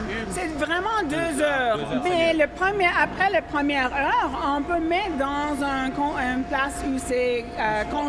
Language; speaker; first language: French; non-native, fluent; English